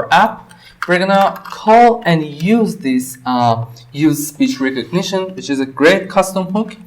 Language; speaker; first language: English; non-native, fluent; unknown